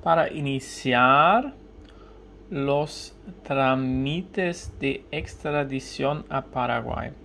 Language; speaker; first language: Spanish; non-native, learner; German